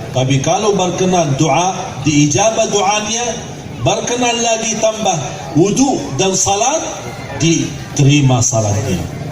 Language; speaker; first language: Malay; non-native, fluent; Arabic